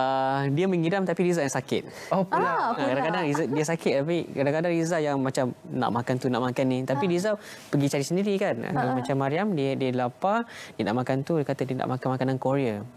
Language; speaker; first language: Malay; native; Malay